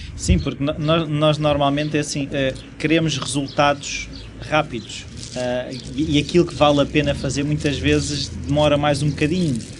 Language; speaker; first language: Portuguese; native; Portuguese